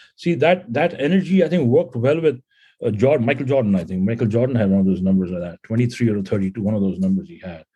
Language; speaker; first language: English; non-native, local second language; Punjabi